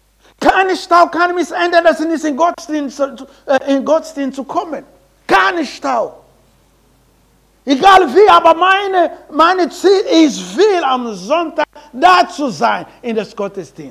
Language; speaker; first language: German; non-native, learner; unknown